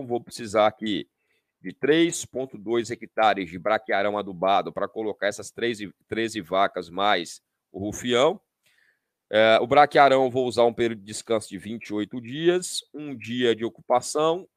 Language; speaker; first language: Portuguese; native; Portuguese